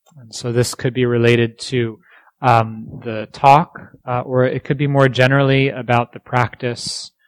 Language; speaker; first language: English; native; English